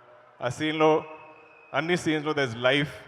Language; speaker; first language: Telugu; non-native, learner; Malayalam